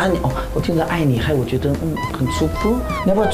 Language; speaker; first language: Chinese; native; Chinese